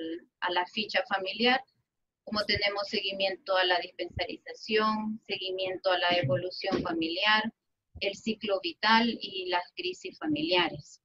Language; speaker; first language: Spanish; native; Spanish